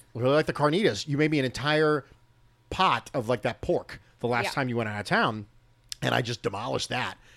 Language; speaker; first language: English; native; English